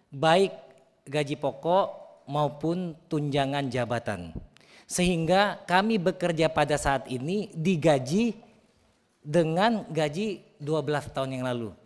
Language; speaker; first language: Indonesian; native; Indonesian